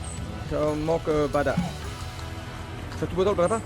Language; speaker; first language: Indonesian; non-native, learner; English